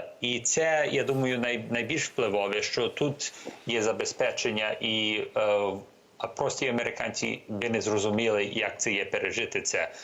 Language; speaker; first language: Ukrainian; early bilingual, heritage; Ukrainian